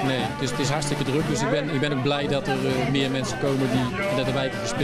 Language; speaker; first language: Dutch; native; Dutch